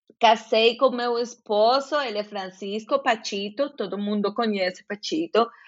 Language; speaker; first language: Portuguese; non-native, fluent; Spanish